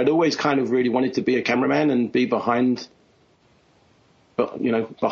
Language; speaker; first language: English; native; English